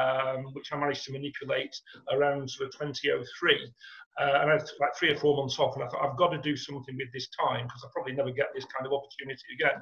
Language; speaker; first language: English; native; English